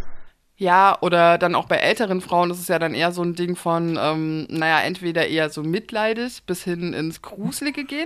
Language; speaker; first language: German; native; German